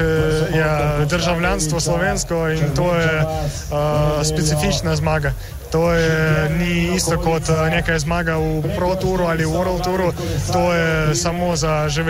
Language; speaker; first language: Slovenian; non-native, fluent; Russian